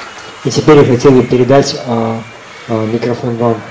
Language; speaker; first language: Russian; native; Russian